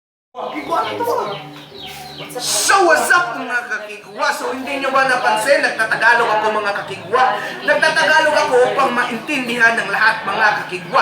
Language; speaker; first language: Filipino; non-native, local second language; Cebuano